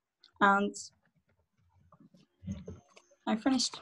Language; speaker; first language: English; non-native, learner; Azerbaijani